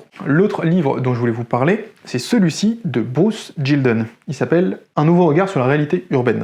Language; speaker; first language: French; native; French